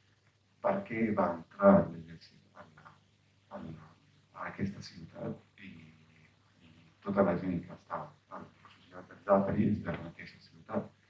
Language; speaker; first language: Catalan; non-native, fluent; Arabic